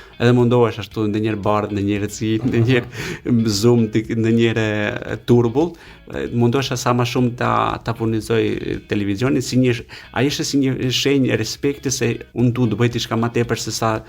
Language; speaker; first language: Albanian; native; Albanian